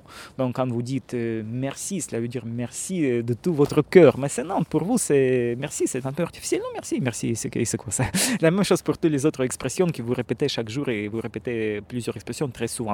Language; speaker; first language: French; non-native, fluent; Russian